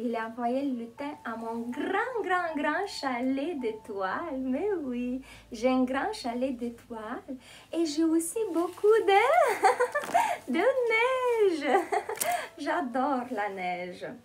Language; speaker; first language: French; non-native, fluent; Romanian